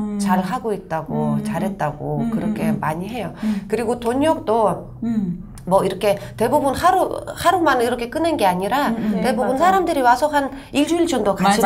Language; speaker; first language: Korean; non-native, fluent; Russian